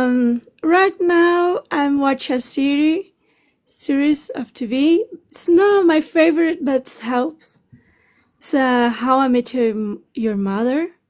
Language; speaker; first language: English; non-native, learner; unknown